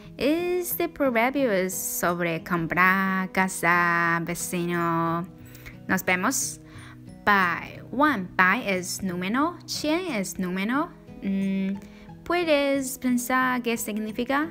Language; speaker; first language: Spanish; non-native, learner; Chinese